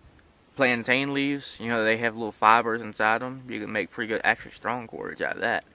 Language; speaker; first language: English; native; English